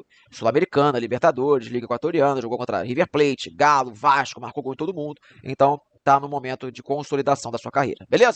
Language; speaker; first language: Portuguese; native; Portuguese